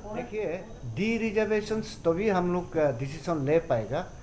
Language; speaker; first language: Hindi; non-native, local second language; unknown